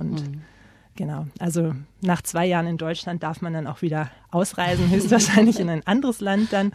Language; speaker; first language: German; native; German